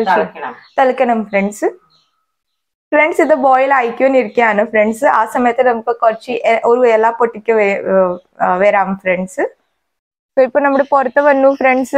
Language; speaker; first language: Malayalam; non-native, learner; Hindi